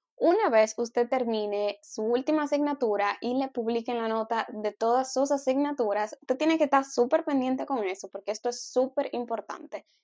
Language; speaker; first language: Spanish; native; Spanish